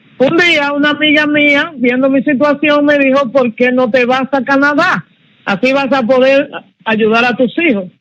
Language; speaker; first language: Spanish; native; Spanish